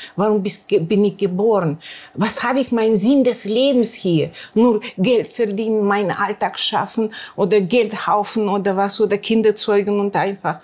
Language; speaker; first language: German; non-native, learner; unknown